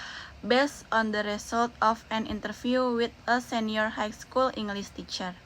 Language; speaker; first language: English; non-native, learner; Indonesian